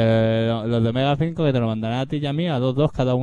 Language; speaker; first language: Spanish; native; Spanish